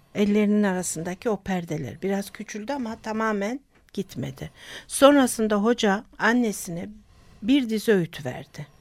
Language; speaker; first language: Turkish; native; Turkish